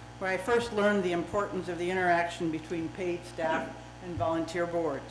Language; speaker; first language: English; native; English